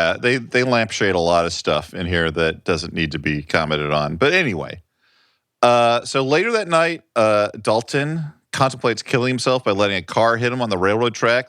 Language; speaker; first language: English; native; English